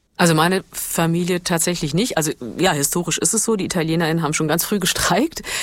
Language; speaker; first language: German; early bilingual, other home language; Italian